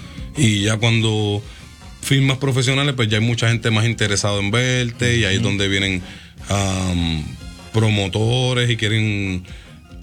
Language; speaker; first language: Spanish; early bilingual, heritage; Spanish